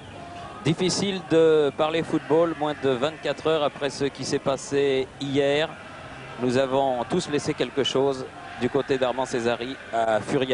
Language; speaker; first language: French; native; French